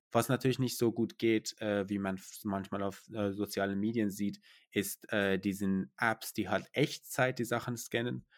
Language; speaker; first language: German; non-native, fluent; Persian